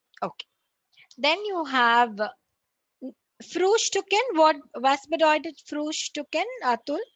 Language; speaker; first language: German; non-native, learner; Tamil